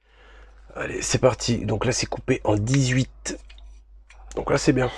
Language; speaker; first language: French; native; French